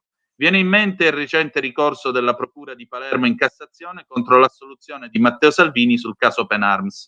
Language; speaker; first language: Italian; native; Italian